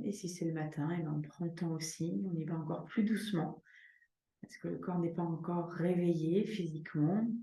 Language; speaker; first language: French; native; French